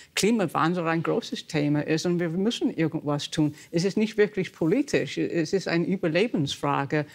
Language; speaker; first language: German; non-native, fluent; English